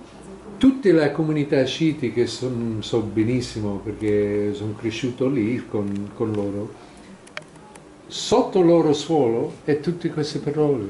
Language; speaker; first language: Italian; non-native, fluent; English